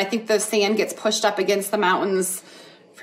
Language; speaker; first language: English; native; English